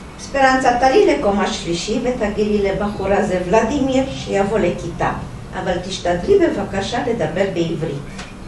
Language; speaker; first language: Hebrew; non-native, fluent; Romanian